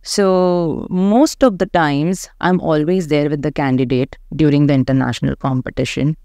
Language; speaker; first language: Hindi; native; Hindi